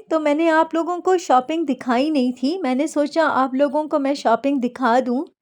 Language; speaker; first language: Urdu; native; Urdu